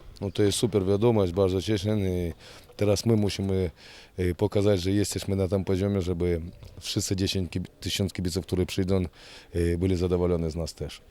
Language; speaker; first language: Polish; non-native, fluent; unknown